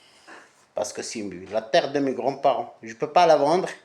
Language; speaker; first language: French; non-native, local second language; Arabic